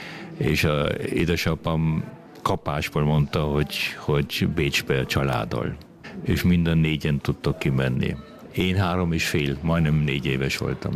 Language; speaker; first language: Hungarian; early bilingual, other home language; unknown